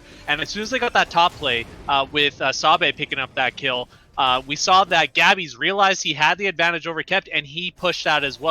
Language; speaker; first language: English; native; English